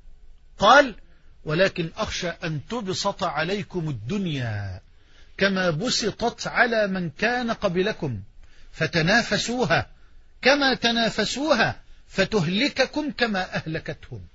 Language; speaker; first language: Arabic; native; Arabic